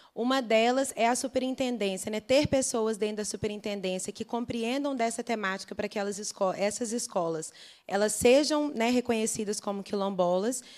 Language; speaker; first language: Portuguese; native; Portuguese